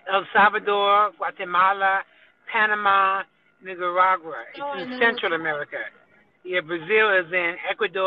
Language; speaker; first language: English; native; English